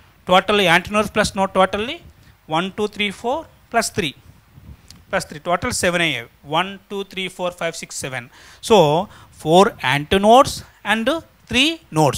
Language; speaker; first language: English; non-native, local second language; Telugu